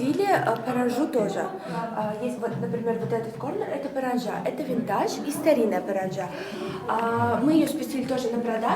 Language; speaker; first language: Russian; native; Russian